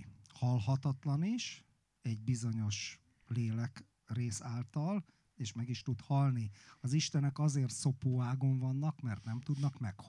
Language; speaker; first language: Hungarian; native; Hungarian